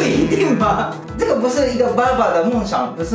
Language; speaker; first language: Chinese; non-native, learner; Japanese